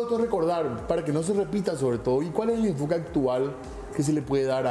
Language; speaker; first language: Spanish; native; Spanish